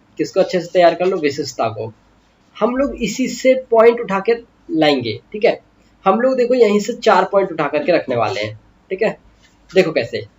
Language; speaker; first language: Hindi; native; Hindi